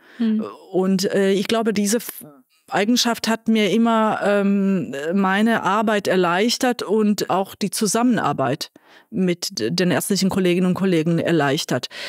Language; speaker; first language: German; non-native, fluent; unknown